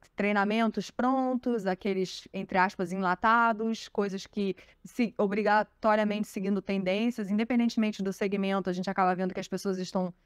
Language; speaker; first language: Portuguese; native; Portuguese